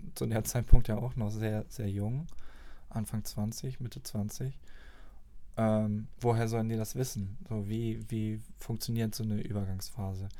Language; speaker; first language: German; native; German